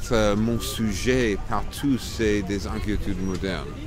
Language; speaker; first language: French; non-native, fluent; English